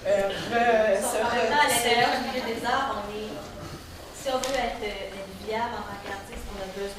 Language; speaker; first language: French; native; French